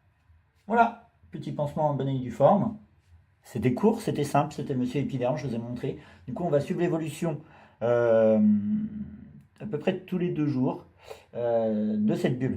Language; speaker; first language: French; native; French